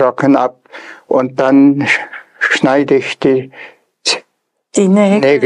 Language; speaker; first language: German; non-native, fluent; Tuvinian